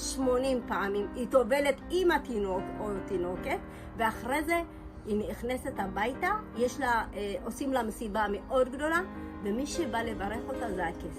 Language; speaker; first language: Hebrew; early bilingual, other home language; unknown